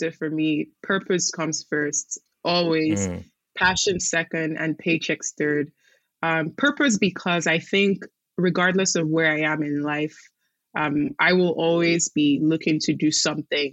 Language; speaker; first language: English; non-native, local second language; Igbo